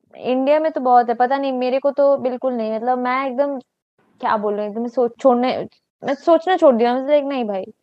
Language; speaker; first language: Hindi; native; Hindi